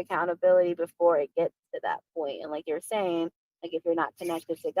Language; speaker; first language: English; native; English